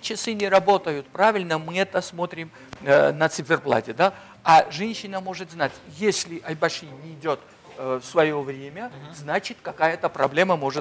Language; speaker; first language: Russian; non-native, fluent; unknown